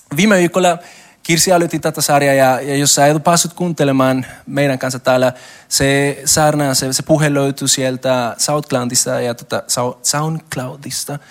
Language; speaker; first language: Finnish; non-native, learner; Spanish